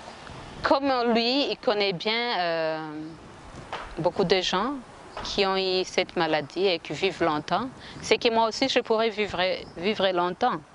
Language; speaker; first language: French; non-native, local second language; Kinyarwanda